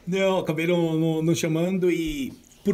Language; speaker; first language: Portuguese; native; Portuguese